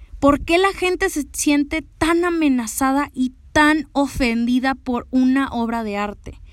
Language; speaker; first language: Spanish; native; Spanish